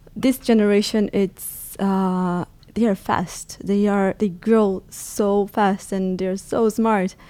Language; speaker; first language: English; non-native, fluent; Portuguese